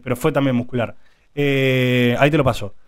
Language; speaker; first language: Spanish; native; Spanish